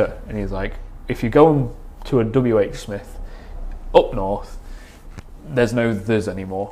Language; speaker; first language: English; native; English